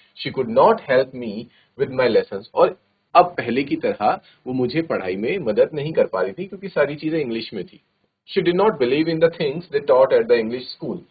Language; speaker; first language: Hindi; native; Hindi